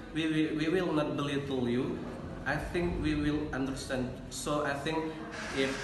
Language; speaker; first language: English; non-native, learner; Indonesian